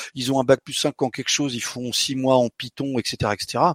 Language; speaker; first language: French; early bilingual, other home language; Portuguese